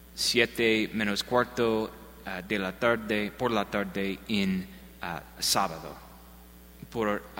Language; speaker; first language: Spanish; non-native, learner; English